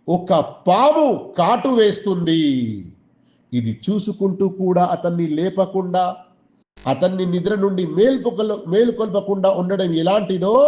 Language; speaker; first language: Telugu; non-native, local second language; Urdu